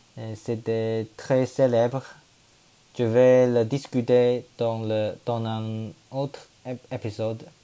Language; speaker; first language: French; non-native, learner; Chinese